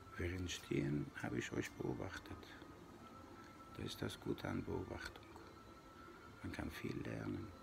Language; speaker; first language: German; non-native, local second language; Persian